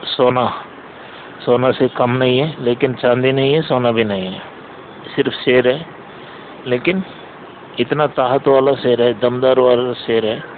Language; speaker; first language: Hindi; non-native, local second language; Telugu